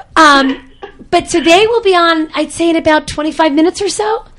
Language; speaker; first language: English; native; English